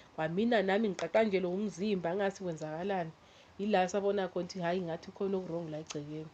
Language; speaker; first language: Zulu; native; Zulu